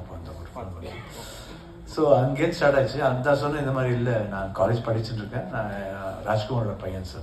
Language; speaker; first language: Tamil; non-native, local second language; Kannada